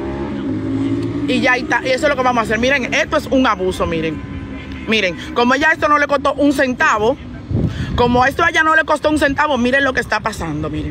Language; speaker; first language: Spanish; native; Spanish